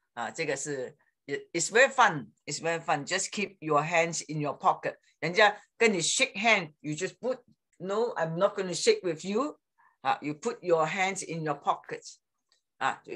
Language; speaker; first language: English; non-native, fluent; Chinese